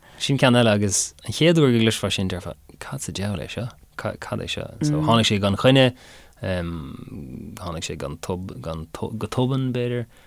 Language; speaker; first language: Irish; non-native, local second language; English